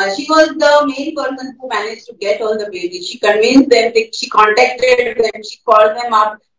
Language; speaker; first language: English; non-native, local second language; Marathi